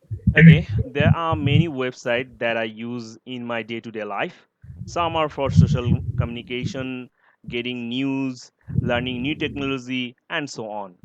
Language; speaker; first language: English; non-native, learner; Bangla